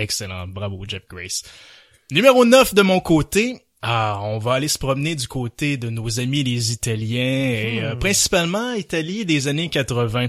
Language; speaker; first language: French; native; French